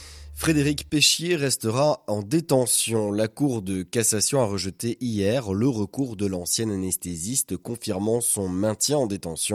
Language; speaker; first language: French; native; French